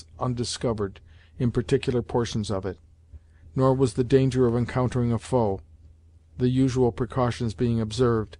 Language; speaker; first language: English; native; English